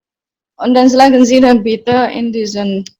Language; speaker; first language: German; non-native, learner; Indonesian